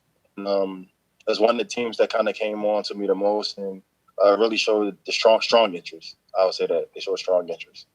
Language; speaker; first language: English; native; English